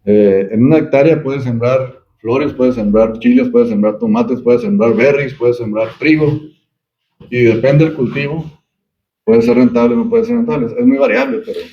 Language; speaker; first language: Spanish; native; Spanish